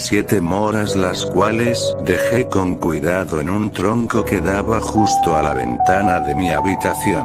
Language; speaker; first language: Spanish; native; Spanish